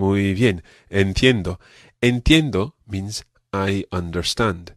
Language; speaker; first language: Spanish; non-native, fluent; English